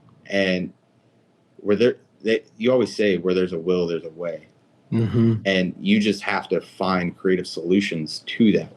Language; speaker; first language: English; native; English